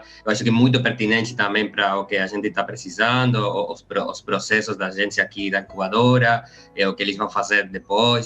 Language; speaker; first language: Portuguese; non-native, learner; Spanish